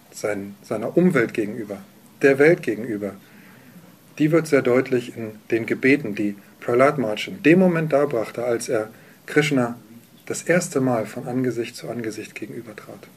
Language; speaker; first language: German; native; German